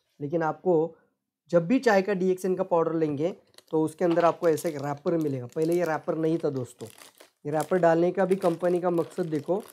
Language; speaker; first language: Hindi; non-native, local second language; Marathi